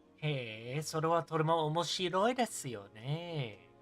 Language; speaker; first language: Japanese; non-native, learner; English